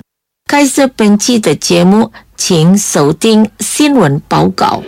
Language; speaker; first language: Chinese; native; Chinese